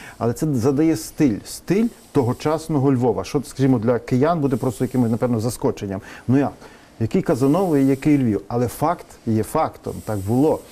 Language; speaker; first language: Ukrainian; native; Ukrainian